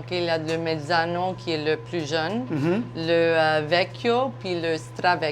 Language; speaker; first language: French; non-native, local second language; English